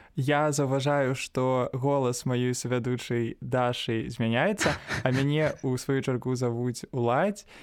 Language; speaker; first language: Belarusian; native; Belarusian